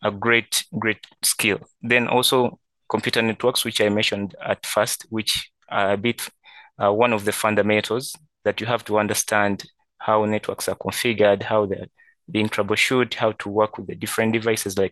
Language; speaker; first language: English; non-native, local second language; Ganda